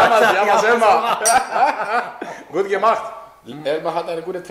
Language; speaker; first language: German; non-native, fluent; Greek